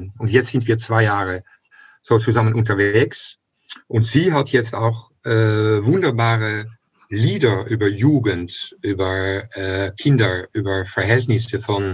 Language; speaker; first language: German; non-native, fluent; Dutch